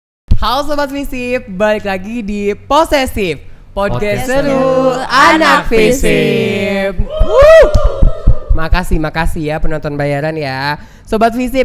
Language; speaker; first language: Indonesian; native; Indonesian